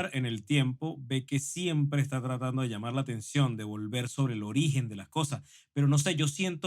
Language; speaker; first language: Spanish; native; Spanish